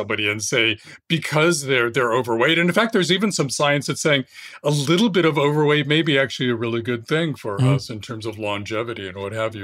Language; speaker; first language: English; native; English